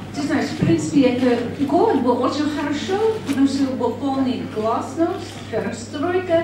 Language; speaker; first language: Russian; non-native, learner; English